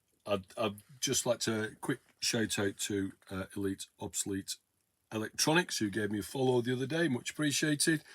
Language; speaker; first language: English; native; English